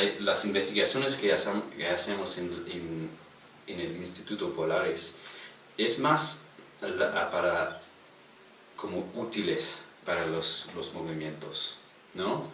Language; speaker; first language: Spanish; non-native, fluent; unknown